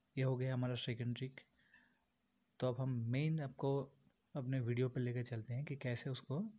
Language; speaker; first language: Hindi; non-native, local second language; Bangla